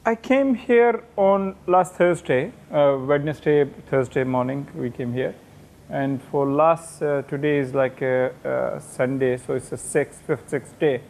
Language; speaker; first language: English; non-native, local second language; Urdu